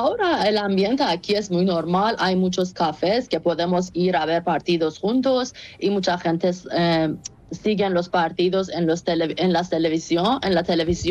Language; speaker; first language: Spanish; non-native, fluent; Persian